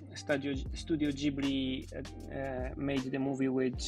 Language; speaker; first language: English; non-native, fluent; Polish